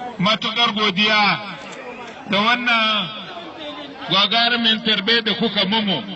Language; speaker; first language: Hausa; non-native, local second language; Arabic